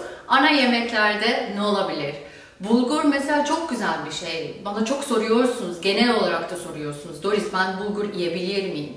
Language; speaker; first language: Turkish; non-native, fluent; German